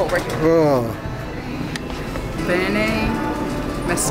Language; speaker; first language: Italian; non-native, learner; English